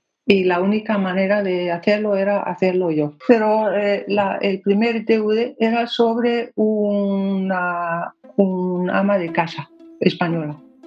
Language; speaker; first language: Spanish; non-native, fluent; Danish